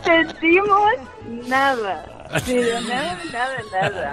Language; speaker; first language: Spanish; early bilingual, heritage; Spanish